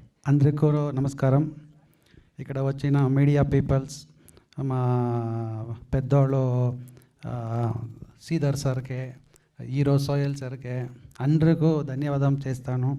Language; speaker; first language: Telugu; non-native, learner; Kannada